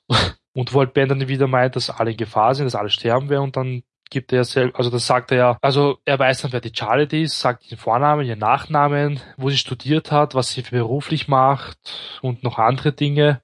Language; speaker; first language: German; native; German